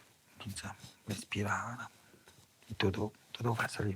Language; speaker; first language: Spanish; non-native, learner; French